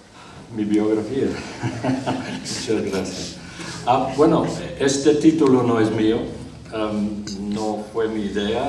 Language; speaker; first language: Spanish; non-native, fluent; English